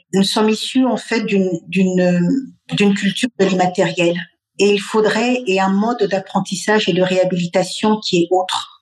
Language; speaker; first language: French; non-native, local second language; Bambara